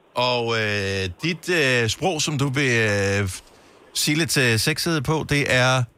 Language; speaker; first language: Danish; native; Danish